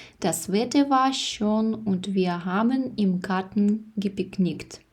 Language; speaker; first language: German; non-native, fluent; Ukrainian